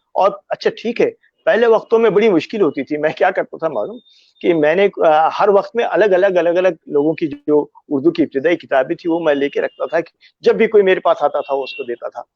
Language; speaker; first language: Urdu; native; Urdu